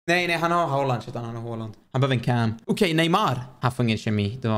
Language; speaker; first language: Swedish; native; Swedish